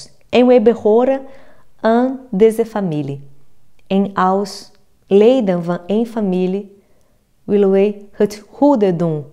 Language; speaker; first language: Dutch; non-native, fluent; Portuguese